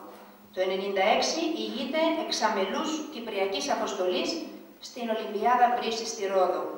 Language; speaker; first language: Greek; native; Greek